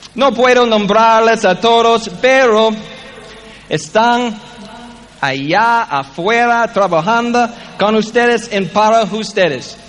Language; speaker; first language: Spanish; non-native, learner; English